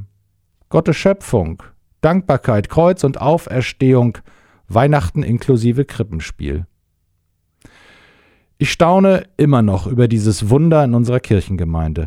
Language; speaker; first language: German; native; German